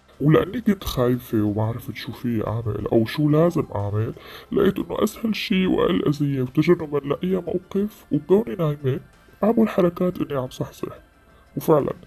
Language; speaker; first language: Arabic; native; Arabic